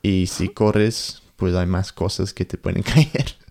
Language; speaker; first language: Spanish; non-native, learner; English